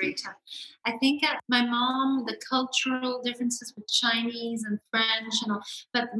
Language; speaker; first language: English; non-native, local second language; French